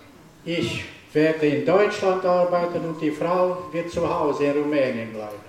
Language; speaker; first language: German; non-native, learner; Romanian